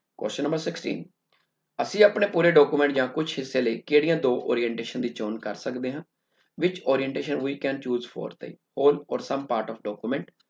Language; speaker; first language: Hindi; non-native, local second language; Punjabi